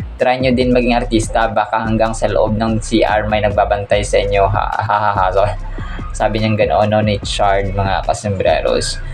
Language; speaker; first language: Filipino; non-native, local second language; Cebuano